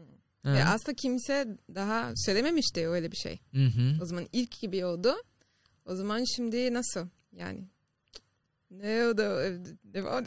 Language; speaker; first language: Turkish; non-native, fluent; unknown